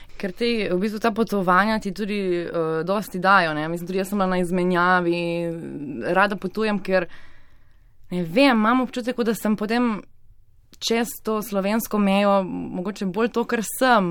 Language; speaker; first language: Slovenian; native; Slovenian